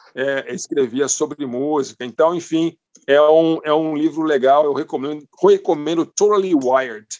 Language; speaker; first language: Portuguese; non-native, fluent; English